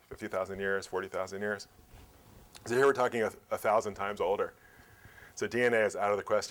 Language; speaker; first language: English; native; English